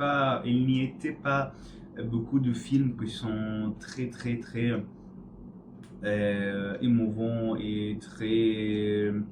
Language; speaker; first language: French; non-native, learner; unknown